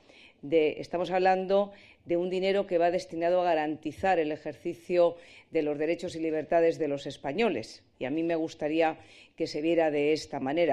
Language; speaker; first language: Spanish; native; Spanish